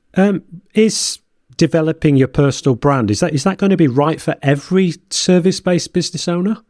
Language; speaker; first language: English; native; English